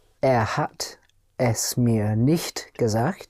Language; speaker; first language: German; non-native, learner; English